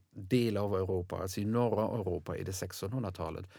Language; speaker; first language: Swedish; non-native, fluent; German